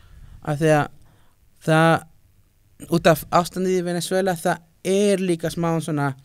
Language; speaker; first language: Icelandic; non-native, fluent; Spanish